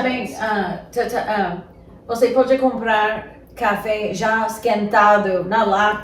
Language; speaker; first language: Portuguese; non-native, fluent; English